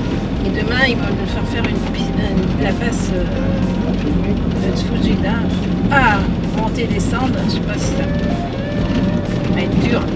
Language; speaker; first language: French; native; French